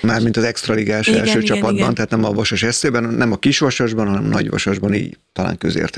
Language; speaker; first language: Hungarian; native; Hungarian